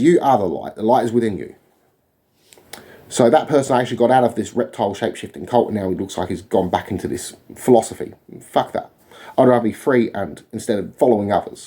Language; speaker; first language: English; native; English